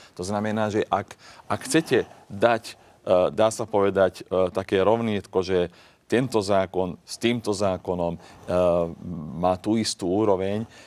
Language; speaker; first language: Slovak; non-native, local second language; Hungarian